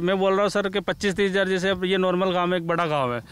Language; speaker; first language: Hindi; native; Hindi